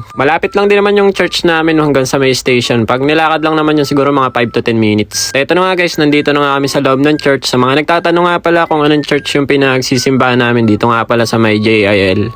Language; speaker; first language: Filipino; native; Filipino